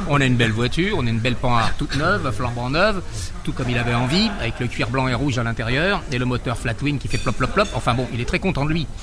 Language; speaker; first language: French; native; French